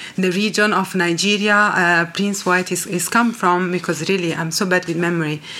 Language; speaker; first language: English; non-native, fluent; Italian